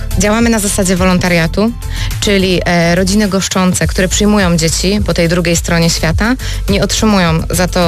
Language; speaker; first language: Polish; native; Polish